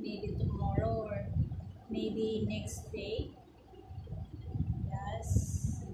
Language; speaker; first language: English; non-native, learner; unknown